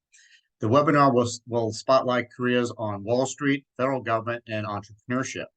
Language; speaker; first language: English; native; English